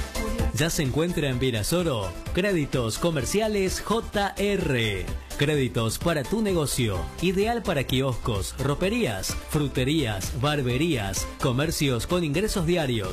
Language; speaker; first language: Spanish; native; Spanish